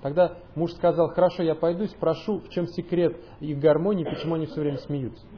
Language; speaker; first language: Russian; native; Russian